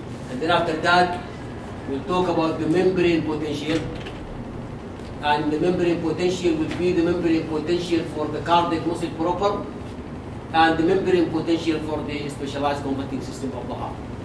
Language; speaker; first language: English; non-native, fluent; Arabic